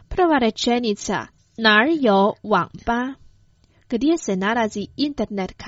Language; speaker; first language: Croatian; non-native, fluent; Chinese